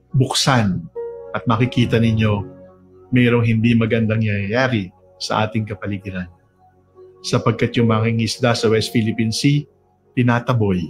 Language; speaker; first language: Filipino; native; Filipino